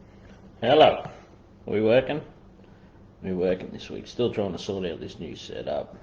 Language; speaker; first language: English; native; English